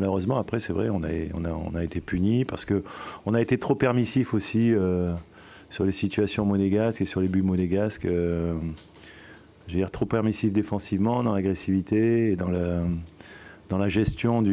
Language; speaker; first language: French; native; French